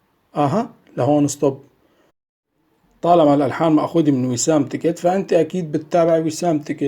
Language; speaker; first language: Arabic; native; Arabic